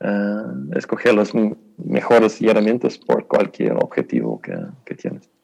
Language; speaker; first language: Spanish; non-native, fluent; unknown